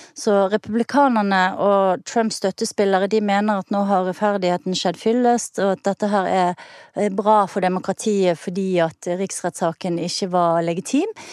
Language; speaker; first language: Norwegian; native; Norwegian